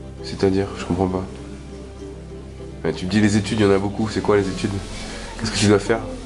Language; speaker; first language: French; native; French